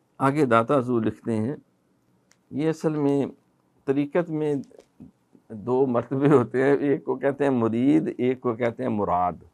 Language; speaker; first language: Urdu; non-native, local second language; Punjabi